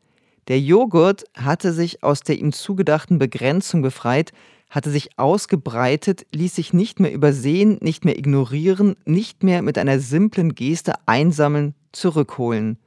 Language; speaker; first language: German; native; German